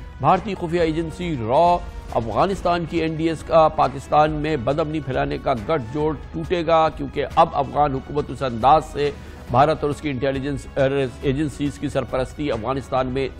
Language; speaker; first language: Urdu; native; Urdu